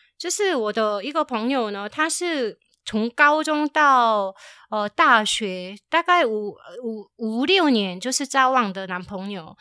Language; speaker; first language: Chinese; non-native, fluent; Korean